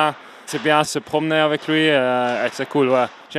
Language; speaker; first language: French; non-native, learner; Swiss German